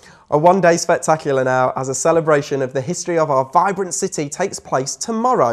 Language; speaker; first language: English; native; English